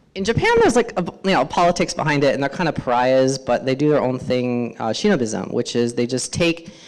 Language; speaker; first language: English; native; English